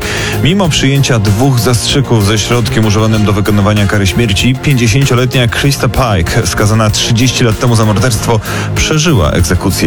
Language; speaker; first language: Polish; native; Polish